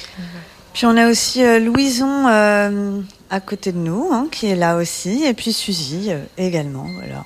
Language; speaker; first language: French; native; French